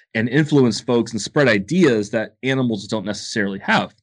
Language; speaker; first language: English; native; English